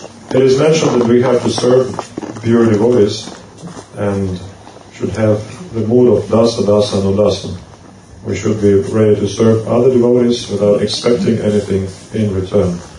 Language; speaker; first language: English; non-native, fluent; Russian